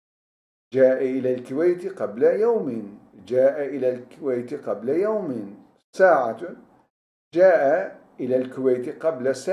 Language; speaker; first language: Arabic; non-native, fluent; Turkish